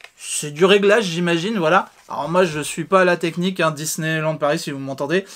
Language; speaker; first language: French; native; French